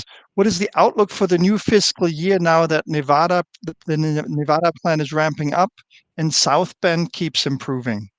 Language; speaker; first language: English; non-native, fluent; German